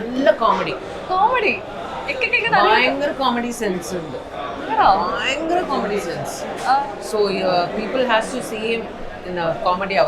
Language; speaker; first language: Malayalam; non-native, fluent; Tamil